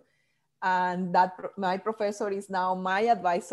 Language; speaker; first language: English; non-native, fluent; Spanish